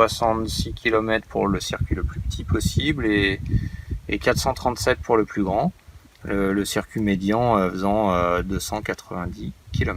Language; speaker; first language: French; native; French